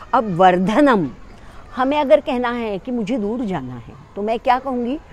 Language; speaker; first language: Hindi; non-native, local second language; Marathi